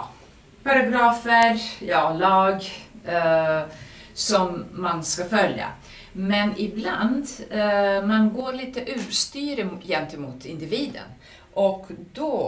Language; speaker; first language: Swedish; non-native, fluent; Serbian